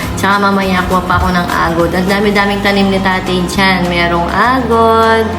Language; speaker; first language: Filipino; non-native, local second language; Pampanga